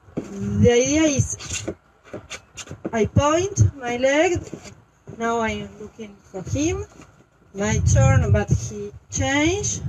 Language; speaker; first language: English; non-native, learner; French